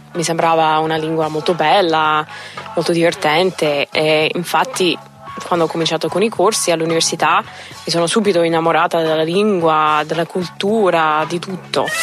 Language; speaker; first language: Italian; non-native, fluent; English